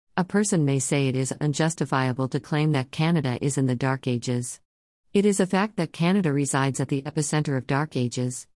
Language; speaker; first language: English; non-native, fluent; Persian